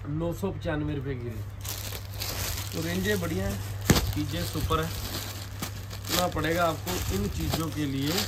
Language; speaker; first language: Hindi; non-native, local second language; Punjabi